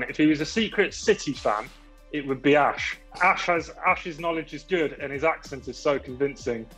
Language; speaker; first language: English; native; English